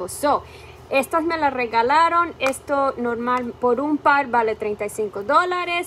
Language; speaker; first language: Spanish; early bilingual, heritage; Spanish